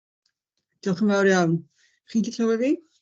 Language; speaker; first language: Welsh; native; Welsh